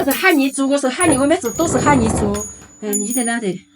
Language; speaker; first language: Chinese; non-native, local second language; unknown